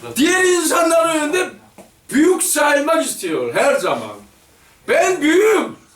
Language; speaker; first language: Turkish; non-native, fluent; Korean